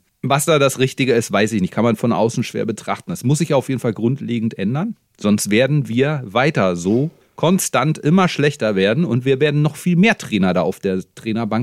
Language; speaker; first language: German; native; German